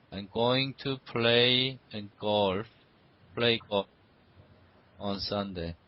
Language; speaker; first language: English; non-native, fluent; Korean